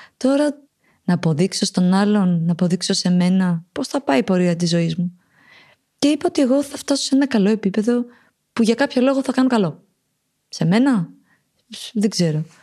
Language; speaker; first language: Greek; early bilingual, other home language; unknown